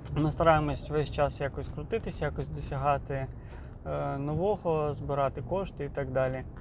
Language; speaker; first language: Ukrainian; non-native, local second language; Russian